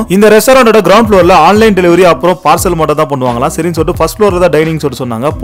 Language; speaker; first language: Tamil; native; Tamil